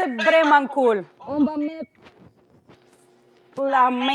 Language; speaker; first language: French; non-native, learner; Spanish